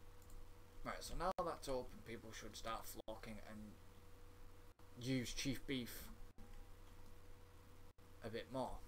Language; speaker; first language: English; native; English